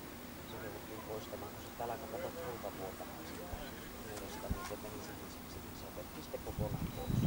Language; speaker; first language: Finnish; native; Finnish